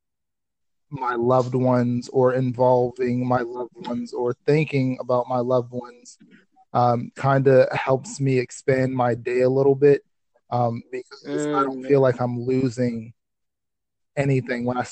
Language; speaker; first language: English; native; English